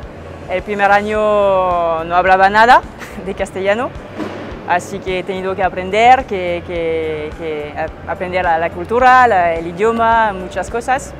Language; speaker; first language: Spanish; non-native, fluent; French